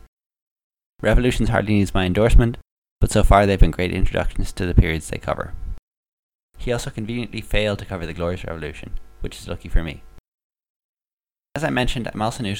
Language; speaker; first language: English; native; English